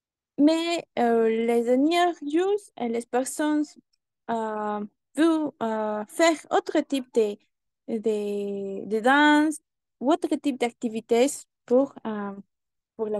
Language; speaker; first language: French; non-native, learner; Spanish